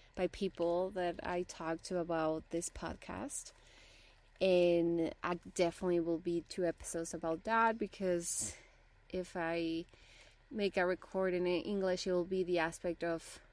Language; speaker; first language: English; non-native, fluent; Spanish